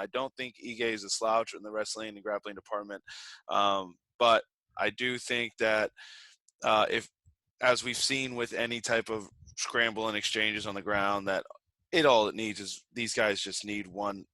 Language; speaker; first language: English; native; English